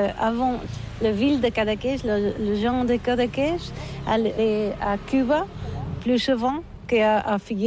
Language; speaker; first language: French; non-native, learner; Catalan